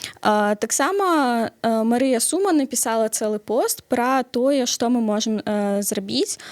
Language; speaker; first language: Belarusian; non-native, local second language; Russian